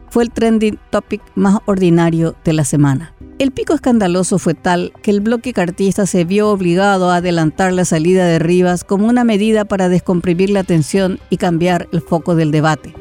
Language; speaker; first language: Spanish; native; Spanish